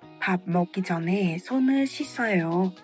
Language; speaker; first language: Korean; non-native, fluent; Vietnamese